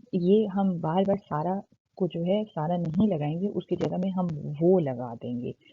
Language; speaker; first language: Urdu; native; Urdu